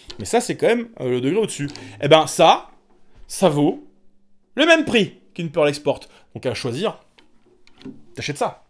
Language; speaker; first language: French; native; French